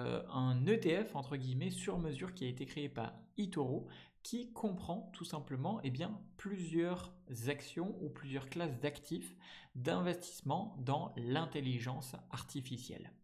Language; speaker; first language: French; native; French